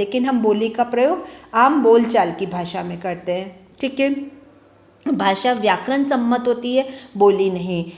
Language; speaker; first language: Hindi; native; Hindi